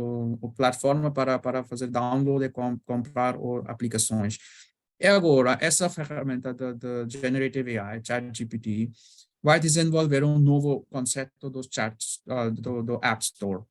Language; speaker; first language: Portuguese; non-native, learner; Bangla